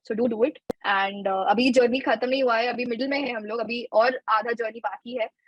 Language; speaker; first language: Hindi; native; Hindi